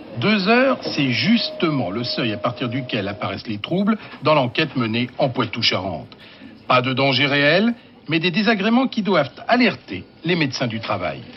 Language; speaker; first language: French; native; French